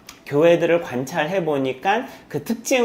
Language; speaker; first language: Korean; native; Korean